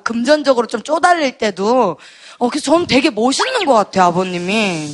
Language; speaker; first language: Korean; native; Korean